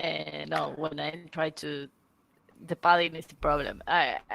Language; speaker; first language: English; non-native, learner; Spanish